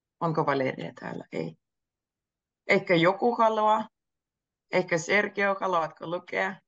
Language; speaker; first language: Finnish; native; Finnish